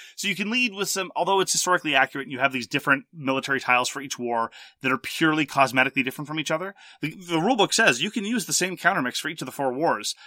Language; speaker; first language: English; early bilingual, other home language; French